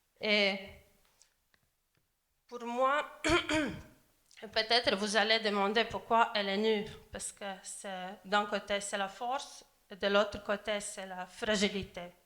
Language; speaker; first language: French; non-native, learner; Latvian